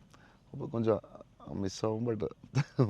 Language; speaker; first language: Tamil; non-native, local second language; Telugu